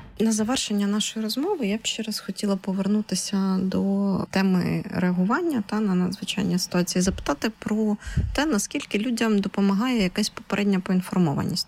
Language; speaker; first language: Ukrainian; native; Ukrainian